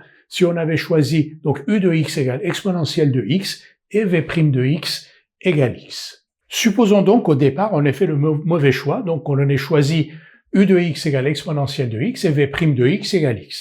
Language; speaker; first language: French; native; French